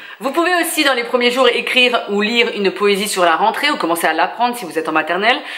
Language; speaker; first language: French; native; French